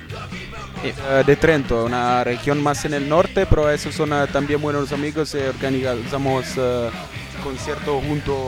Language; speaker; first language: Spanish; non-native, learner; Italian